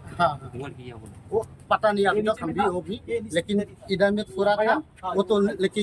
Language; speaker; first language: Hindi; non-native, local second language; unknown